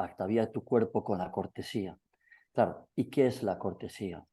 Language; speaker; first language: Spanish; native; Spanish